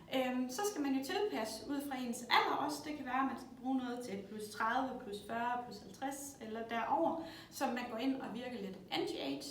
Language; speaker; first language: Danish; native; Danish